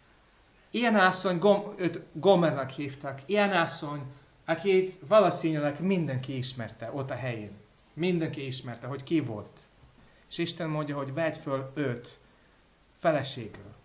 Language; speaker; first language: Hungarian; non-native, fluent; English